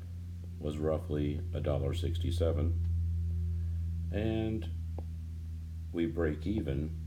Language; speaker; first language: English; native; English